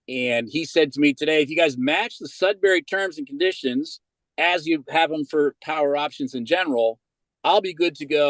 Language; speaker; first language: English; native; English